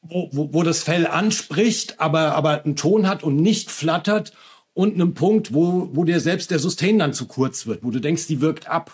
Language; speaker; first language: German; native; German